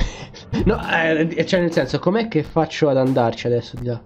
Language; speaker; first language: Italian; native; Italian